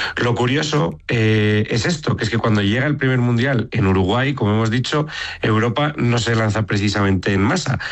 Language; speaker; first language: Spanish; native; Spanish